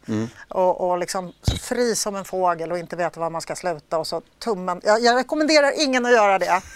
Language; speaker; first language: Swedish; early bilingual, other home language; Polish